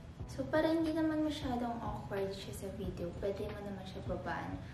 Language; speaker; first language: Filipino; native; Filipino